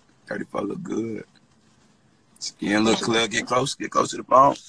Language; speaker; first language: English; native; English